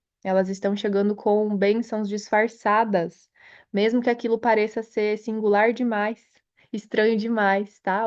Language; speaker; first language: Portuguese; native; Portuguese